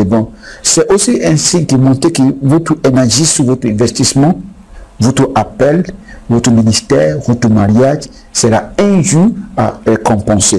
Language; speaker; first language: French; non-native, fluent; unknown